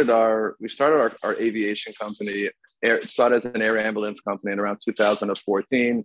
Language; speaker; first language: English; native; English